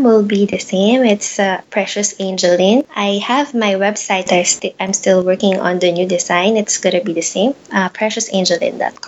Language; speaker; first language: English; non-native, local second language; Pampanga